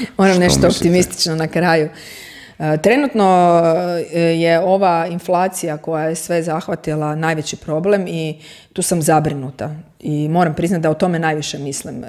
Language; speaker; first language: Croatian; native; Croatian